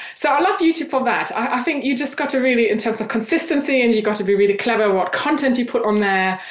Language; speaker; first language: English; non-native, fluent; German